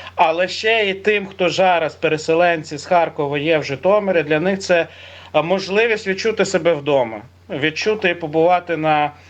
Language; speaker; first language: Ukrainian; native; Ukrainian